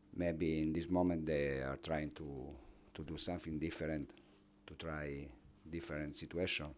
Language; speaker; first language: English; non-native, learner; Italian